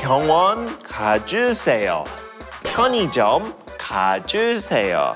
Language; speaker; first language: Korean; non-native, learner; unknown